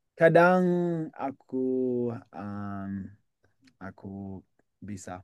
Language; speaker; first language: Indonesian; non-native, learner; English